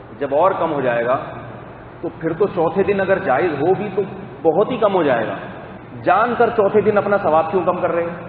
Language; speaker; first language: Urdu; native; Urdu